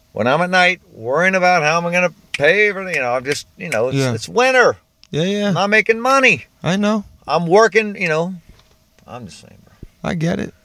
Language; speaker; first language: English; native; English